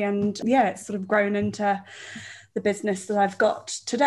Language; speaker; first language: English; native; English